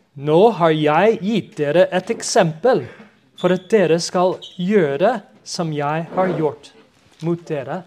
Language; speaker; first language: Norwegian; non-native, fluent; English